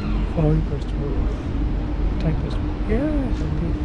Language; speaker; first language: English; non-native, learner; Burmese